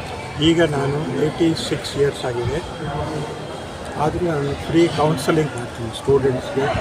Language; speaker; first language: Kannada; non-native, learner; Tamil